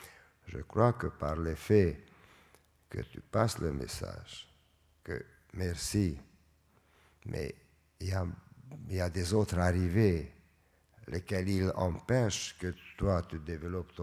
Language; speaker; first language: French; non-native, fluent; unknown